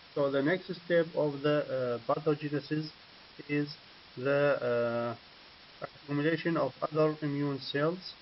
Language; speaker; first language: English; non-native, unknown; Arabic